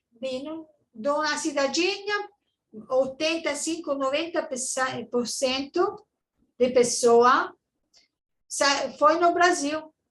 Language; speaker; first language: Portuguese; non-native, learner; Italian